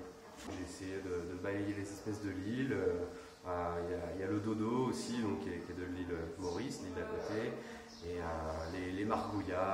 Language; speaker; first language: French; native; French